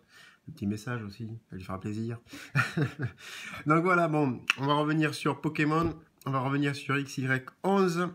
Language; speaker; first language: French; native; French